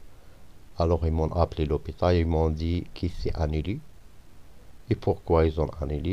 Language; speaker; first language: French; non-native, fluent; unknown